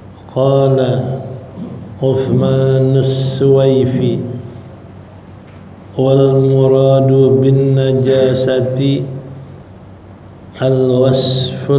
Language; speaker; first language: Arabic; non-native, fluent; Indonesian